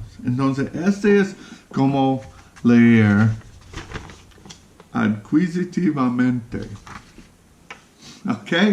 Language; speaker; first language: Spanish; non-native, fluent; English